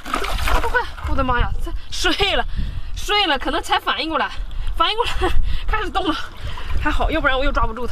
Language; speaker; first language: Chinese; native; Chinese